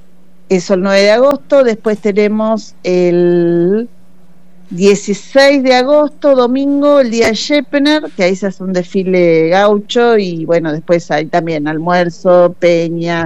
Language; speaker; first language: Spanish; native; Spanish